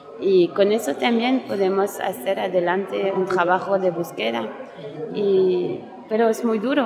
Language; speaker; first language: Spanish; non-native, learner; French